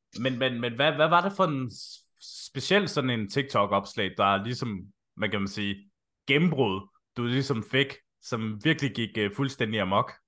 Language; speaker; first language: Danish; native; Danish